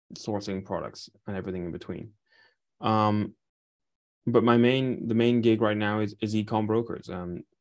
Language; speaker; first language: English; native; English